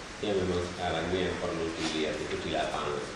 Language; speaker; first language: Indonesian; non-native, fluent; English